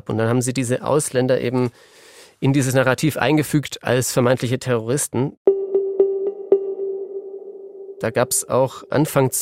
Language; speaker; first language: German; native; German